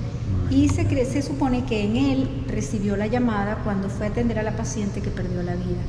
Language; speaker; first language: Spanish; native; Spanish